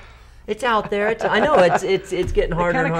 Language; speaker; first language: English; native; English